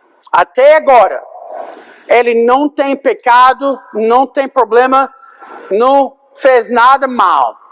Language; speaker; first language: Portuguese; non-native, fluent; English